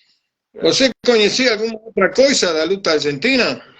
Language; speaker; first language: Portuguese; non-native, learner; Spanish